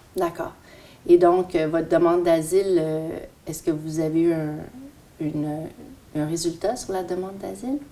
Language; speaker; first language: French; native; French